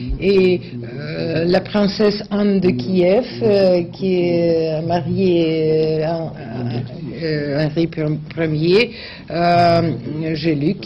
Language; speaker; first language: French; non-native, fluent; Russian